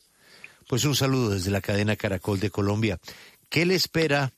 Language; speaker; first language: Spanish; native; Spanish